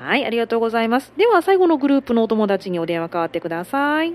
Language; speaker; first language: Japanese; native; Japanese